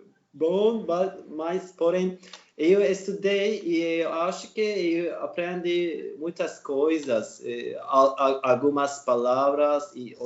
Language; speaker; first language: Portuguese; non-native, learner; Turkish